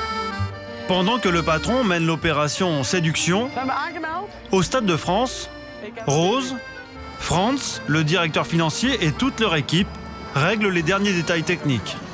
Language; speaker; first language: French; native; French